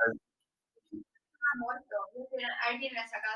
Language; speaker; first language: Spanish; non-native, fluent; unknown